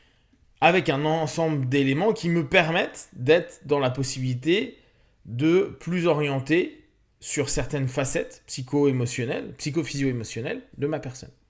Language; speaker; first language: French; native; French